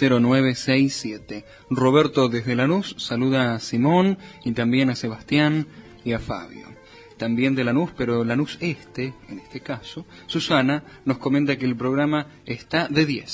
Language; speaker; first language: Spanish; native; Spanish